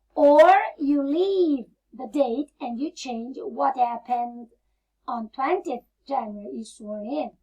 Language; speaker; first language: English; non-native, fluent; Italian